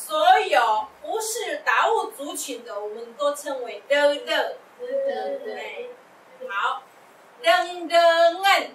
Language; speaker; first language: Chinese; non-native, local second language; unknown